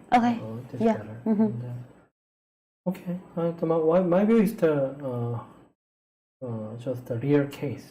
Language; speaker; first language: English; non-native, learner; Korean